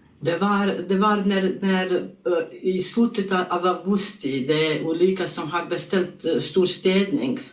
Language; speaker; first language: Swedish; non-native, learner; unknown